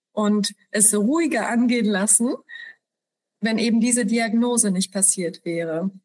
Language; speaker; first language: German; early bilingual, other home language; Polish